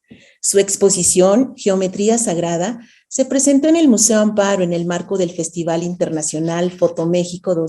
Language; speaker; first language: Spanish; native; Spanish